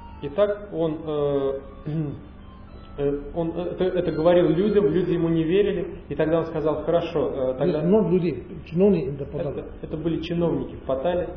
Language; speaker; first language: Russian; native; Russian